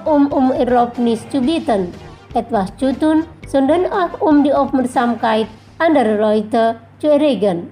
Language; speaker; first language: German; non-native, fluent; Indonesian